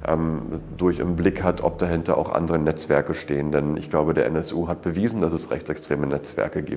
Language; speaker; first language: German; native; German